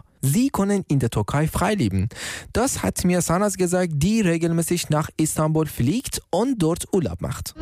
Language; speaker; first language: German; non-native, fluent; Persian